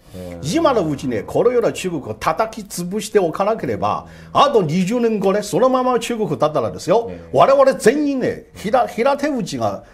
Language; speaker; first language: Japanese; non-native, fluent; Chinese